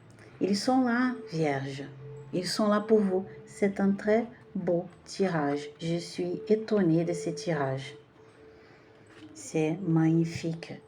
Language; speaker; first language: French; non-native, fluent; Portuguese